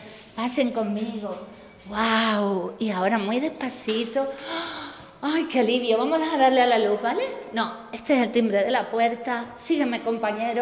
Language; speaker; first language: Spanish; native; Spanish